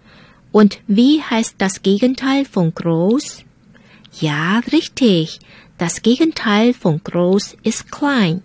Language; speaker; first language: German; non-native, fluent; Chinese